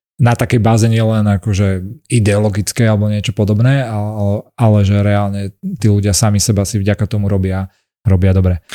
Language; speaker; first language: Slovak; native; Slovak